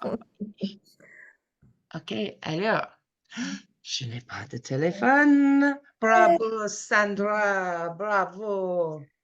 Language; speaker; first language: French; non-native, fluent; English